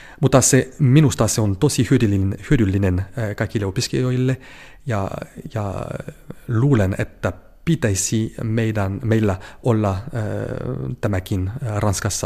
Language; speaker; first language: Finnish; non-native, fluent; French